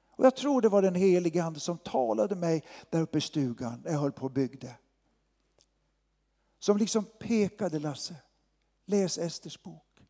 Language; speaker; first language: Swedish; native; Swedish